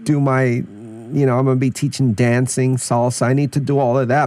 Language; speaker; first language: English; native; English